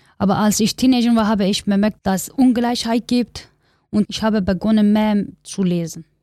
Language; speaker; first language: German; non-native, learner; Kurdish